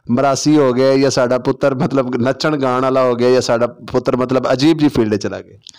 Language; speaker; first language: Punjabi; non-native, local second language; Saraiki